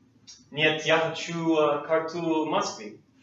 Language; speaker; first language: Russian; non-native, learner; English